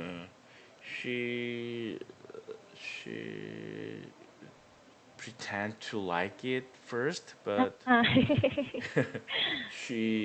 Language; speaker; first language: English; non-native, learner; Korean